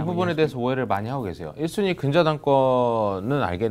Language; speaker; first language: Korean; native; Korean